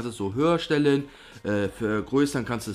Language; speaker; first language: German; native; German